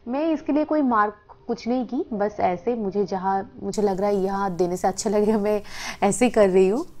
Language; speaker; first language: Hindi; non-native, local second language; Bangla